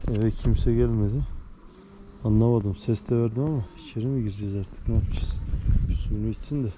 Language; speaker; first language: Turkish; native; Turkish